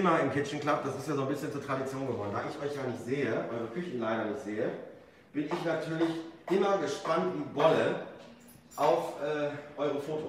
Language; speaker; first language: German; native; German